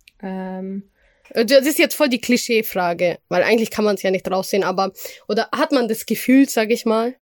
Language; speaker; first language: German; early bilingual, other home language; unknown